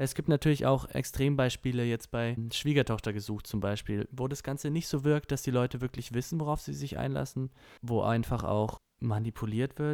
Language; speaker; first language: German; native; German